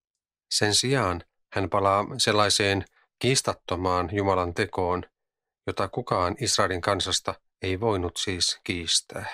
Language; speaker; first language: Finnish; native; Finnish